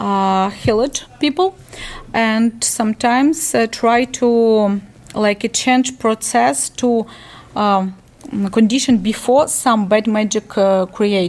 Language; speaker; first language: English; non-native, learner; Ukrainian